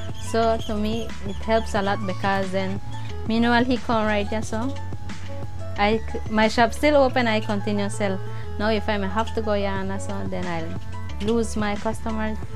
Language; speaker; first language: English; non-native, local second language; Spanish